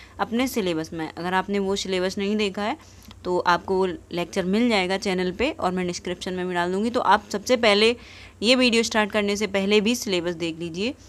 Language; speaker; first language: Hindi; native; Hindi